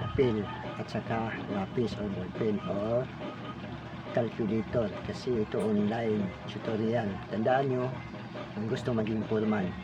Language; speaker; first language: Filipino; non-native, local second language; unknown